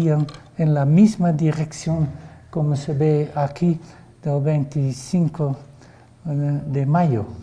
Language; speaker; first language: Spanish; non-native, fluent; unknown